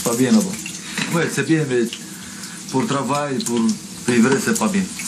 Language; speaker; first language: French; non-native, learner; Romanian